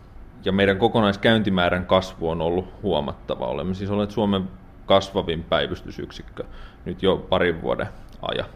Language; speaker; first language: Finnish; native; Finnish